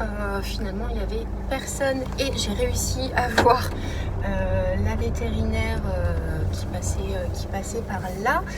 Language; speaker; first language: French; native; French